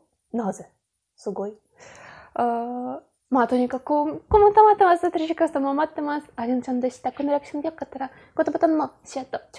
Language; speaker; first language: Japanese; non-native, learner; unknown